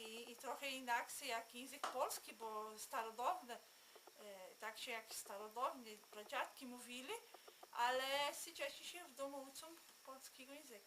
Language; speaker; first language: Polish; early bilingual, heritage; Polish